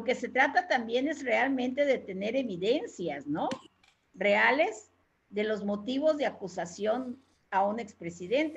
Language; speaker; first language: Spanish; native; Spanish